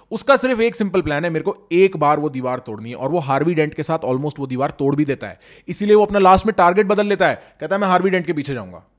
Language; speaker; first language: Hindi; native; Hindi